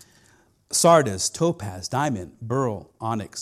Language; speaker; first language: English; non-native, fluent; Spanish